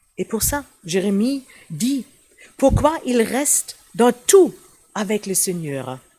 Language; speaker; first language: French; non-native, fluent; German